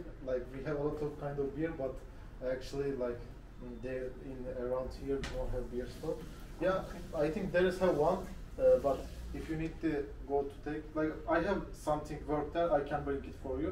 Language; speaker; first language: English; non-native, learner; Turkish